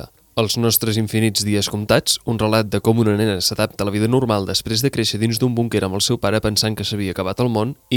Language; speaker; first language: Catalan; native; Catalan